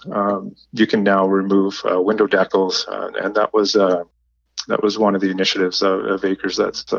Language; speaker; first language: English; native; English